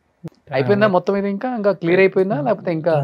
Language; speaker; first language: Telugu; native; Telugu